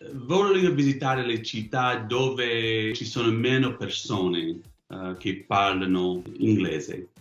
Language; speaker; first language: Italian; non-native, fluent; English